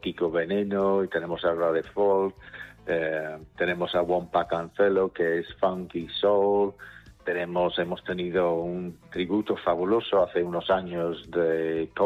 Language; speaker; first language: Spanish; non-native, fluent; English